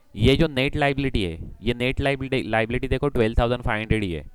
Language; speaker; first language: Hindi; non-native, local second language; Marathi